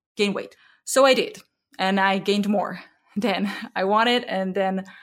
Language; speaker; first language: English; non-native, fluent; Czech